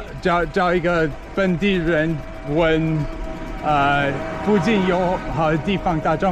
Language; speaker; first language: Chinese; non-native, learner; English